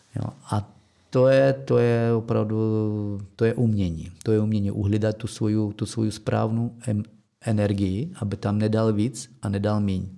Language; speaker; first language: Czech; non-native, fluent; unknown